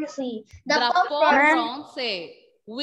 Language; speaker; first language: French; non-native, fluent; Malayalam